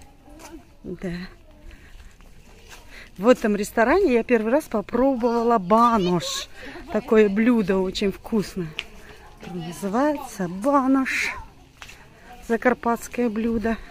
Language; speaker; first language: Russian; native; Russian